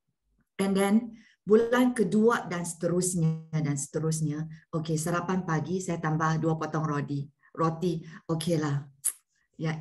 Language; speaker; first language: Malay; non-native, local second language; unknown